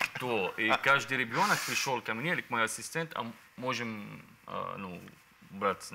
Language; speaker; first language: Russian; non-native, learner; Arabic